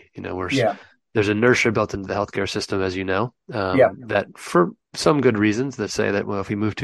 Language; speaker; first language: English; native; English